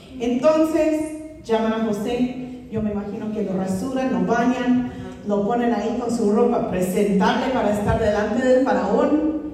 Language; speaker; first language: Spanish; non-native, fluent; English